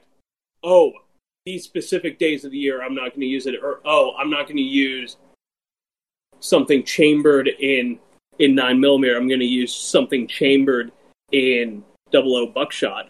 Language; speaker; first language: English; native; English